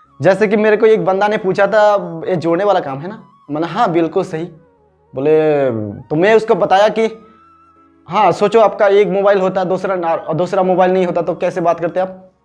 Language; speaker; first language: Hindi; non-native, local second language; Bangla